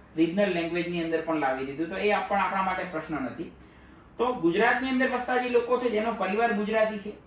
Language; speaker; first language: Gujarati; native; Gujarati